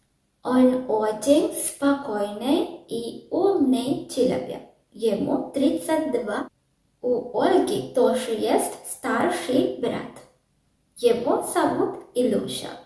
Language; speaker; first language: Russian; non-native, learner; Sinhala